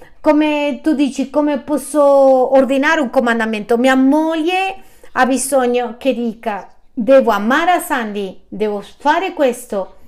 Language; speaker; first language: Italian; non-native, fluent; Spanish